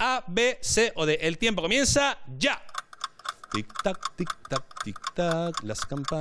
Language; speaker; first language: Spanish; native; Spanish